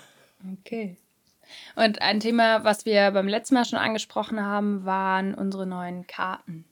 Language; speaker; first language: German; native; German